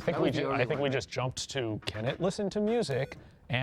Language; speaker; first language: English; native; English